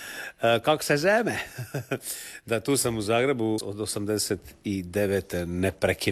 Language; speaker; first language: Serbian; native; Serbian